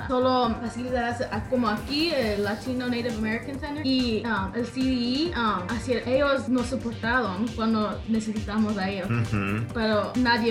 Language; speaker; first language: Spanish; early bilingual, heritage; English